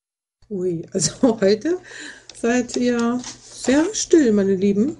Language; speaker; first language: German; native; German